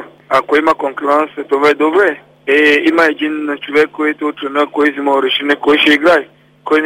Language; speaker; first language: Bulgarian; non-native, learner; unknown